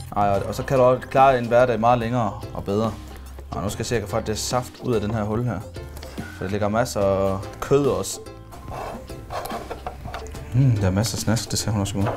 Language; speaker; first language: Danish; native; Danish